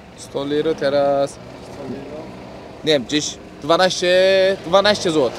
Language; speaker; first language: Polish; non-native, learner; Turkish